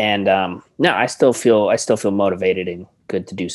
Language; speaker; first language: English; native; English